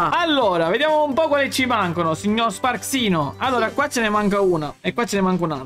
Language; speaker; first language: Italian; native; Italian